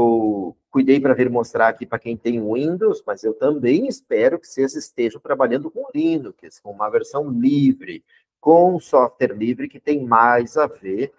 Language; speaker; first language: Portuguese; native; Portuguese